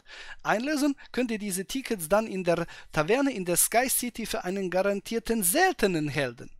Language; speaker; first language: German; native; German